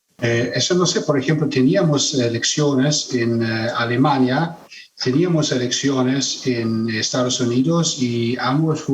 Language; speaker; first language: Spanish; non-native, fluent; German